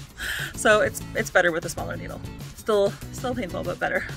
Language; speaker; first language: English; native; English